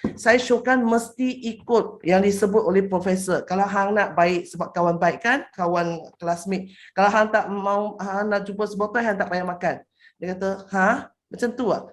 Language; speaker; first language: Malay; non-native, local second language; Chinese